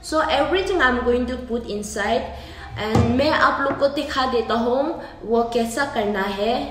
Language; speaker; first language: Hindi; non-native, local second language; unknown